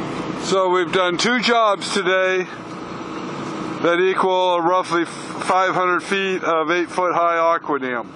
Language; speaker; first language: English; native; English